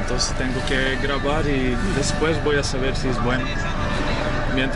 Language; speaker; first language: Spanish; non-native, learner; Dutch